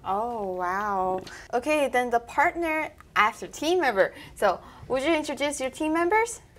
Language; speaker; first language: English; non-native, fluent; Korean